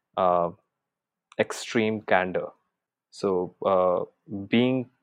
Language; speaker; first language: English; non-native, local second language; Hindi